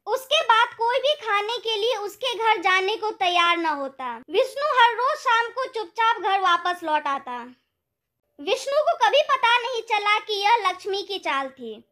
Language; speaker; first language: Hindi; native; Hindi